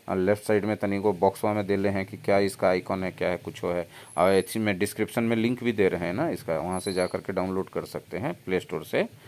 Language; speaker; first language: Hindi; native; Hindi